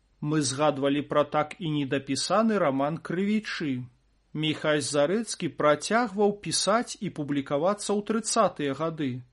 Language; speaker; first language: Belarusian; native; Belarusian